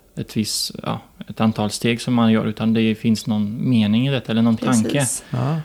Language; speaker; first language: Swedish; non-native, fluent; Ukrainian